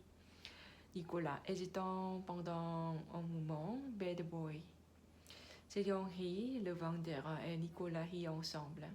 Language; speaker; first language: French; non-native, learner; Korean